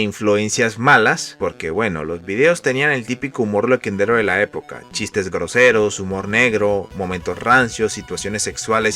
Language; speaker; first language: Spanish; native; Spanish